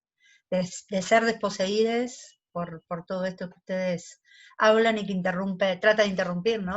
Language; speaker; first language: Spanish; native; Spanish